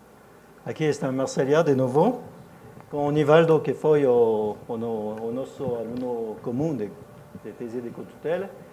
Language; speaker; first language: Portuguese; non-native, fluent; French